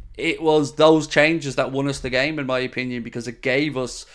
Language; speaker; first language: English; native; English